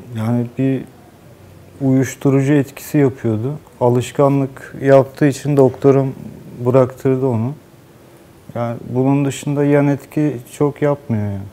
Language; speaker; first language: Turkish; native; Turkish